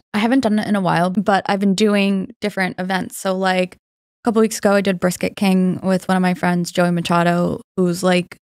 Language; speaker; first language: English; native; English